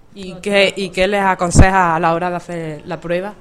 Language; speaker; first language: Spanish; native; Spanish